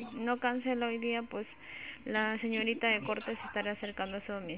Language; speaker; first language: Spanish; native; Spanish